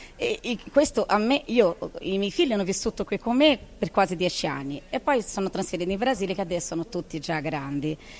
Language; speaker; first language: Italian; non-native, fluent; Portuguese